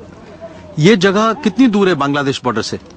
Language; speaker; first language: Hindi; native; Hindi